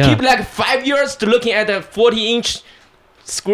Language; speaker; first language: English; non-native, fluent; Chinese